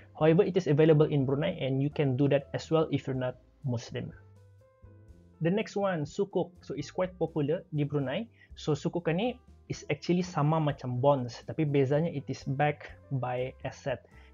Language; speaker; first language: English; non-native, local second language; Malay